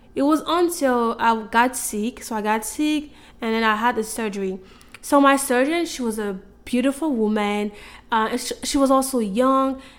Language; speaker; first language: English; non-native, fluent; French